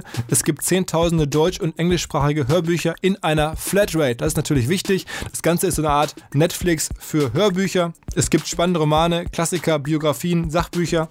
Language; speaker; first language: German; native; German